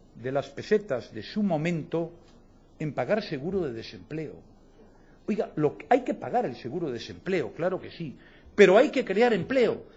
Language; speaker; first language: Spanish; native; Spanish